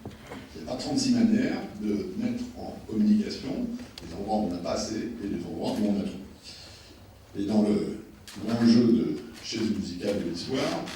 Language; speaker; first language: French; native; French